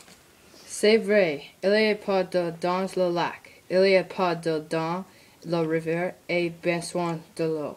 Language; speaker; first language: French; non-native, learner; English